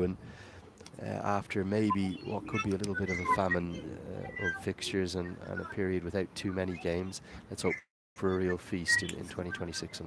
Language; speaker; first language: English; native; English